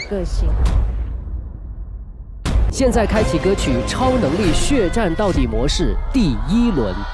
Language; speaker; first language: Chinese; native; Chinese